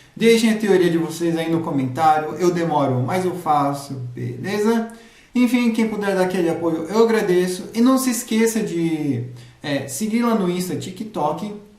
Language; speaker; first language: Portuguese; native; Portuguese